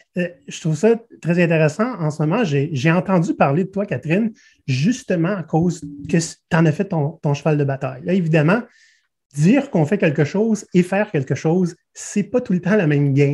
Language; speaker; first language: French; native; French